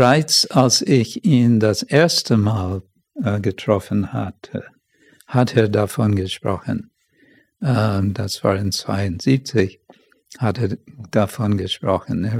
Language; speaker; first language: German; non-native, fluent; English